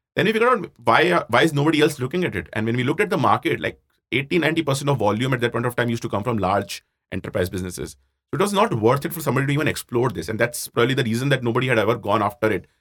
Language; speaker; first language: English; non-native, local second language; Hindi